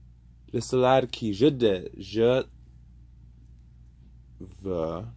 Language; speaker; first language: French; non-native, learner; English